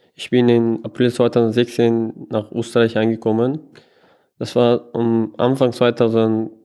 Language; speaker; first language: German; non-native, learner; Persian